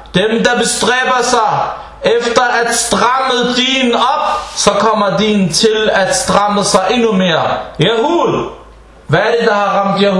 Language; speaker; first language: Danish; early bilingual, other home language; Arabic